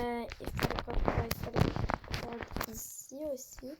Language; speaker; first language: French; native; French